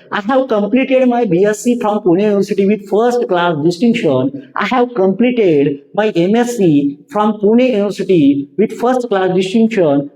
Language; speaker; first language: English; non-native, local second language; Marathi